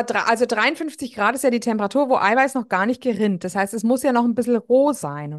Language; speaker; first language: German; native; German